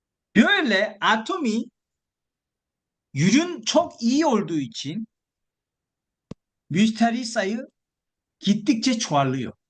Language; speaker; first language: Turkish; non-native, fluent; Korean